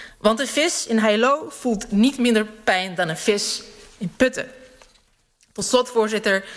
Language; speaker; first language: Dutch; early bilingual, other home language; Serbian